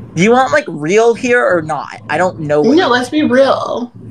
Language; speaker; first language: English; native; English